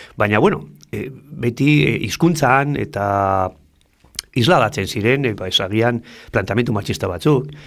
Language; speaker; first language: Basque; non-native, local second language; Spanish